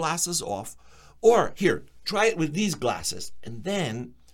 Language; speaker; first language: English; early bilingual, other home language; Ukrainian